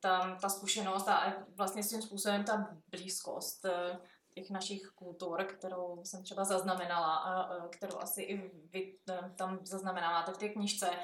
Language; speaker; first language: Czech; native; Czech